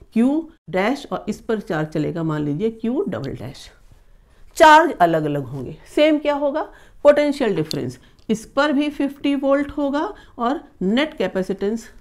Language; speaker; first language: Hindi; native; Hindi